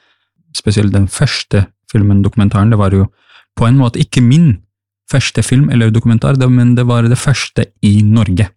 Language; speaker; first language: Norwegian; non-native, fluent; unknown